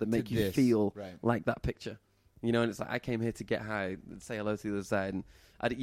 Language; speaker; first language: English; native; English